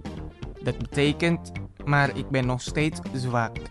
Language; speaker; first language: Dutch; non-native, fluent; Indonesian